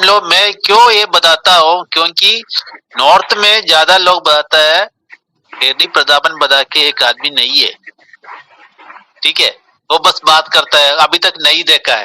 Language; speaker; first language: Hindi; non-native, local second language; Malayalam